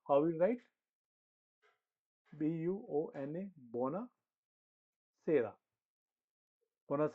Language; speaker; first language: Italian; non-native, fluent; Hindi